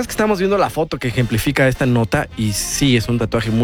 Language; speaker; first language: Spanish; native; Spanish